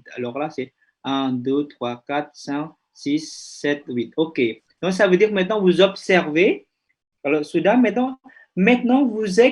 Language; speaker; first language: French; non-native, fluent; Indonesian